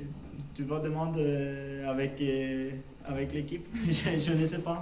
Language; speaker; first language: French; non-native, learner; Norwegian